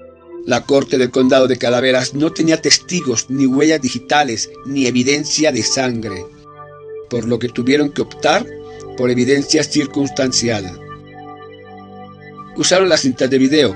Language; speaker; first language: Spanish; native; Spanish